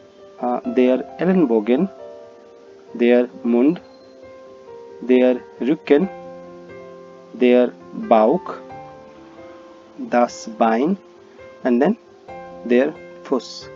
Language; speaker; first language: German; non-native, fluent; Hindi